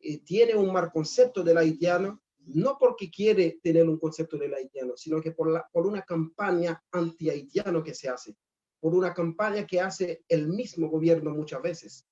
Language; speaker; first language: Spanish; non-native, fluent; Haitian Creole